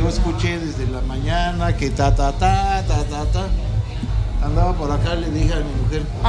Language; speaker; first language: Spanish; native; Spanish